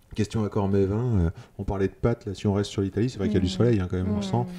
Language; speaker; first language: French; native; French